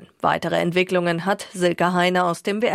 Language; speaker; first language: German; native; German